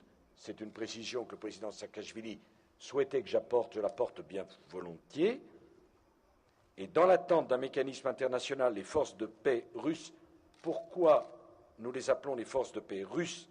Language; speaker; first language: French; native; French